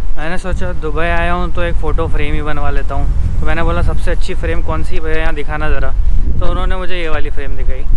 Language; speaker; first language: Hindi; native; Hindi